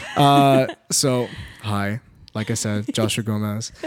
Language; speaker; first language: English; native; English